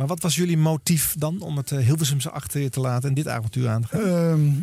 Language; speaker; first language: Dutch; native; Dutch